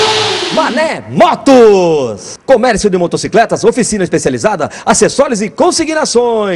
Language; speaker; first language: Portuguese; native; Portuguese